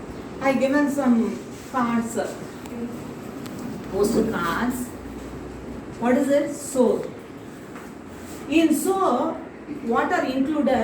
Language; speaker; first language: English; non-native, local second language; Tamil